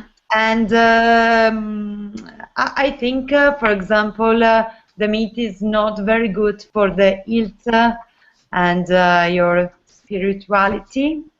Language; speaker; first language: English; non-native, learner; Italian